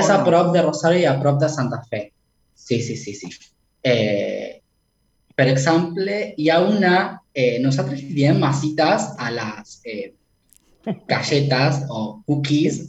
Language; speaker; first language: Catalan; non-native, learner; Spanish